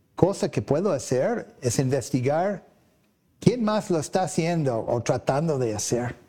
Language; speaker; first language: Spanish; non-native, fluent; English